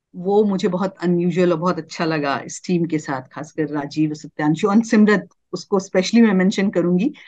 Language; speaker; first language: Hindi; native; Hindi